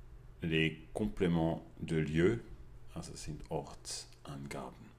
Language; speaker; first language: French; non-native, fluent; German